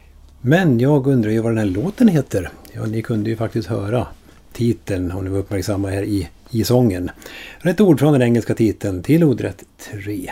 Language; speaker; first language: Swedish; native; Swedish